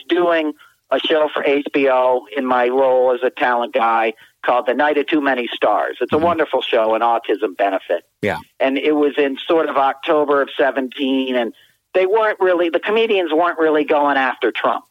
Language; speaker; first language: English; native; English